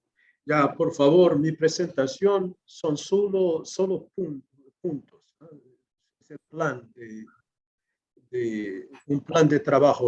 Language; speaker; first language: Spanish; non-native, fluent; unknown